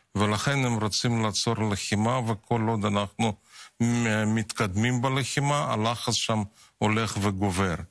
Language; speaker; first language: Hebrew; non-native, fluent; Russian